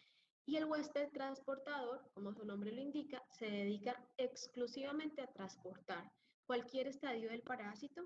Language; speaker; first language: Spanish; native; Spanish